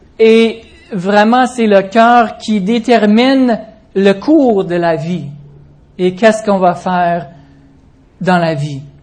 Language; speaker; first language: French; non-native, fluent; English